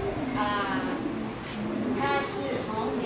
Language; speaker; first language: Chinese; non-native, learner; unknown